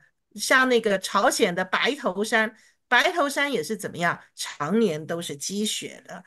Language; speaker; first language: Chinese; native; Chinese